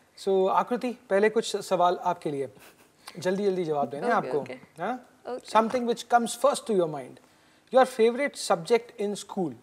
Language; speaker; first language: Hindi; native; Hindi